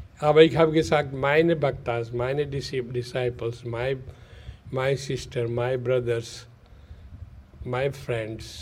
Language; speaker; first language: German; non-native, learner; Hindi